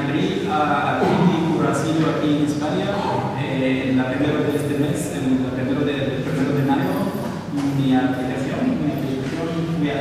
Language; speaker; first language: Spanish; non-native, learner; Arabic